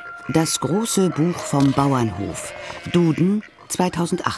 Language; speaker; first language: German; native; German